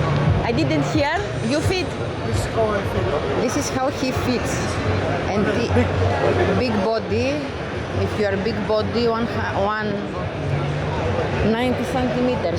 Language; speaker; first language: English; non-native, learner; Serbian